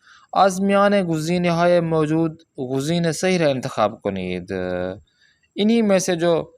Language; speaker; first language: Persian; non-native, fluent; Urdu